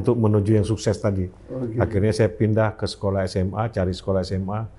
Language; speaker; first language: Indonesian; native; Indonesian